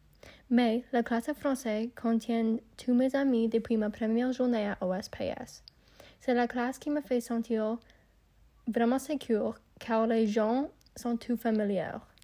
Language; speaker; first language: French; non-native, local second language; English